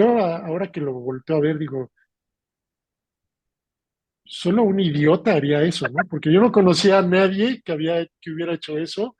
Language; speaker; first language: Spanish; native; Spanish